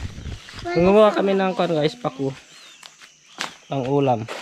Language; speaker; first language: Filipino; non-native, local second language; Iloko